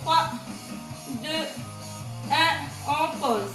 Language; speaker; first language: French; native; French